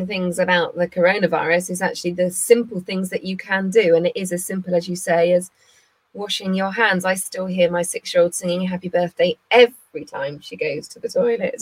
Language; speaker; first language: English; native; English